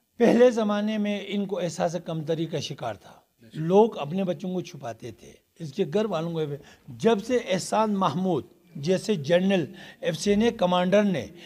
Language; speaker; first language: Urdu; non-native, local second language; Balti